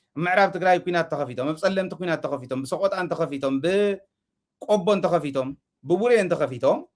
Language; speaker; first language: Tigrinya; native; Tigrinya